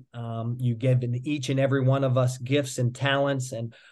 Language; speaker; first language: English; native; English